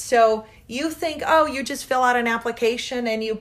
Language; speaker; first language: English; early bilingual, other home language; Portuguese